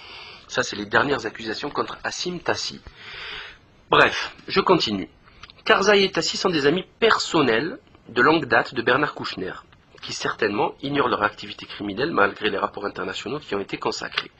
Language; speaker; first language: French; native; French